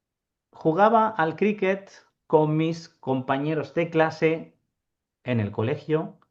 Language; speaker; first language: Spanish; non-native, fluent; Urdu